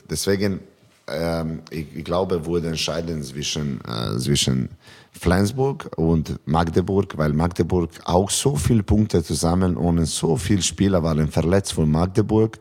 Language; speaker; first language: German; non-native, fluent; Serbian